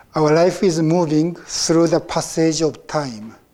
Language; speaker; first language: English; non-native, fluent; Japanese